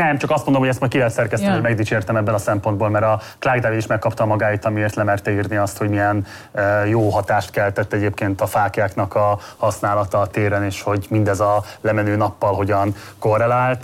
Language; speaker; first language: Hungarian; native; Hungarian